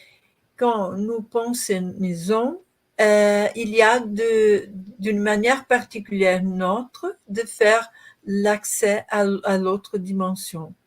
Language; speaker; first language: French; non-native, learner; Portuguese